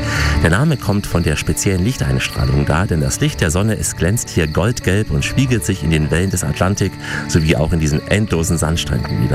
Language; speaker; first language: German; native; German